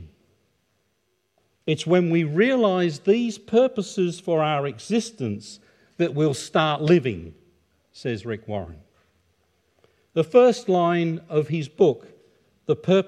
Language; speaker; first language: English; native; English